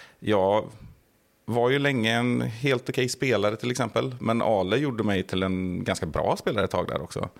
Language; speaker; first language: Swedish; native; Swedish